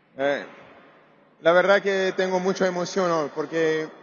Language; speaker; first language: Spanish; non-native, learner; French